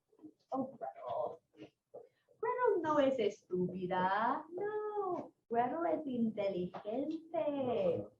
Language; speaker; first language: Spanish; non-native, fluent; English